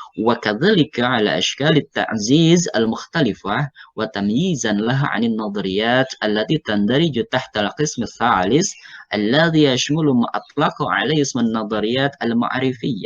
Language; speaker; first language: Arabic; non-native, fluent; Indonesian